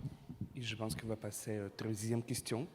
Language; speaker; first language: French; non-native, fluent; Russian